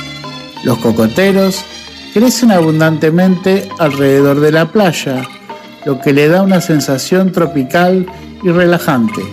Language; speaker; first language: Spanish; non-native, fluent; Indonesian